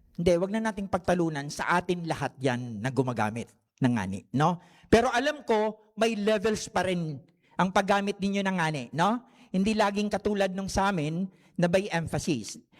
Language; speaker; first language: Filipino; non-native, local second language; Bikol